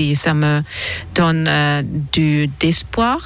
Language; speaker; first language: French; non-native, local second language; German